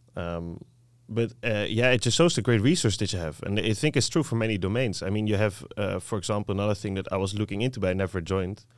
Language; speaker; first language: English; non-native, fluent; Dutch